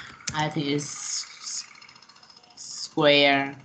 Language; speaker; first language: English; non-native, learner; Vietnamese